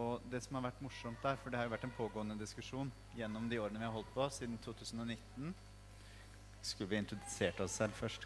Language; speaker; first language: Norwegian; native; Norwegian